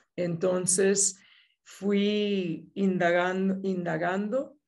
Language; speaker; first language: Spanish; native; Spanish